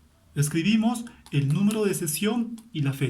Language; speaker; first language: Spanish; native; Spanish